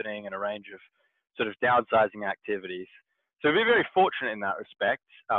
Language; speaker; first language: English; native; English